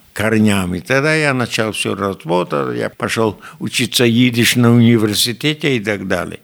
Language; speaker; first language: Russian; non-native, fluent; Yiddish